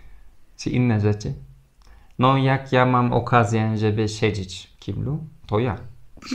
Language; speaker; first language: Polish; non-native, fluent; Turkish